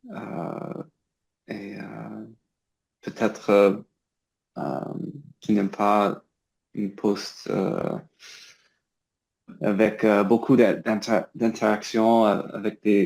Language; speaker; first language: French; non-native, learner; English